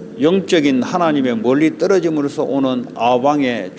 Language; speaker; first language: Korean; native; Korean